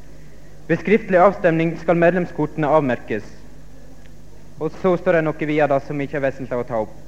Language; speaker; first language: Norwegian; native; Norwegian